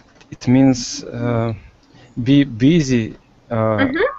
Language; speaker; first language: English; non-native, learner; Russian